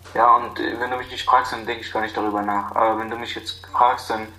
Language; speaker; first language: German; non-native, fluent; Arabic